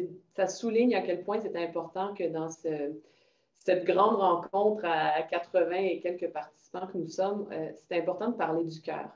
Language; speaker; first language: French; native; French